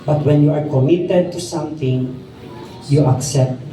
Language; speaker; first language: English; non-native, local second language; Filipino